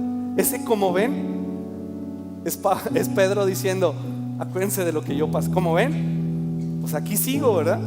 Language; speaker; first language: Spanish; native; Spanish